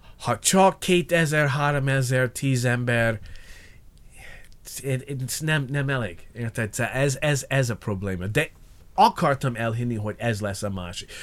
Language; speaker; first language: Hungarian; non-native, learner; English